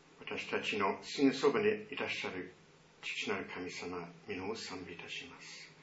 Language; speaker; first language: Japanese; non-native, fluent; English